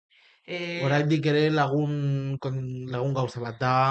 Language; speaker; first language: Basque; non-native, local second language; Spanish